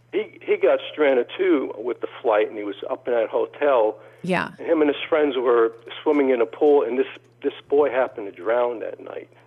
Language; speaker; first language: English; early bilingual, other home language; Polish